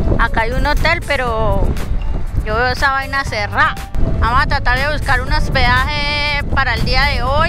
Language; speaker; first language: Spanish; native; Spanish